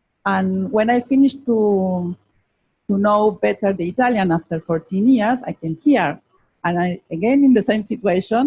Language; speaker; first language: English; non-native, fluent; Spanish